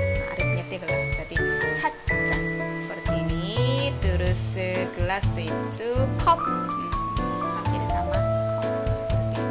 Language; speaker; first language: Indonesian; non-native, learner; Korean